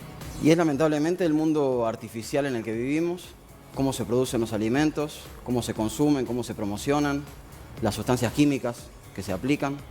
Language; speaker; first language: Spanish; native; Spanish